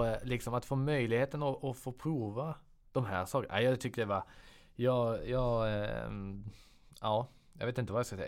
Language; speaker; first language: Swedish; native; Swedish